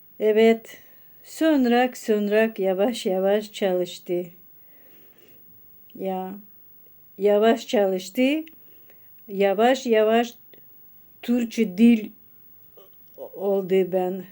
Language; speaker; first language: Turkish; non-native, learner; Russian